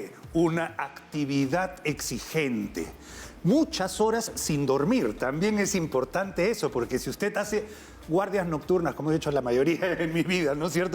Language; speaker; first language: Spanish; native; Spanish